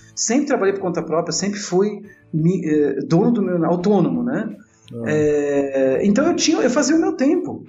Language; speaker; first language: Portuguese; non-native, local second language; Italian